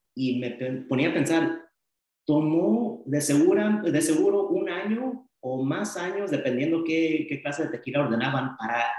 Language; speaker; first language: Spanish; early bilingual, heritage; Spanish